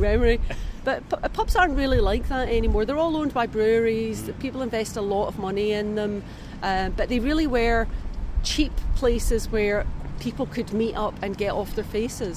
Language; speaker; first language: English; native; English